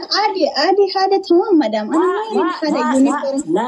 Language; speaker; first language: Arabic; non-native, learner; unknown